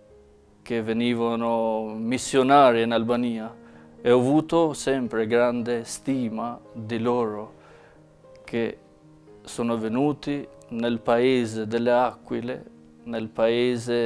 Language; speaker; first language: Italian; non-native, fluent; Albanian